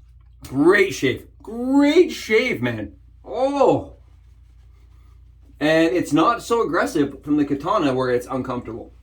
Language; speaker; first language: English; native; English